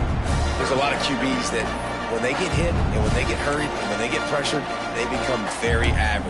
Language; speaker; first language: English; native; English